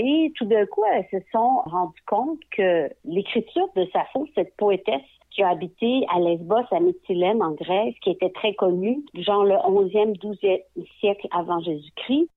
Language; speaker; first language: French; native; French